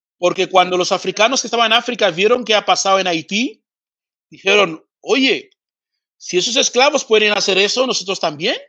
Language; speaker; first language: Spanish; early bilingual, other home language; Fang